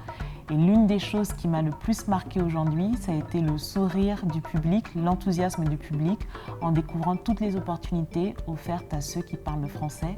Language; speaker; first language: French; native; French